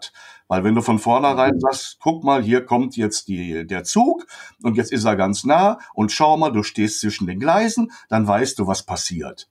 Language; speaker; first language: German; native; German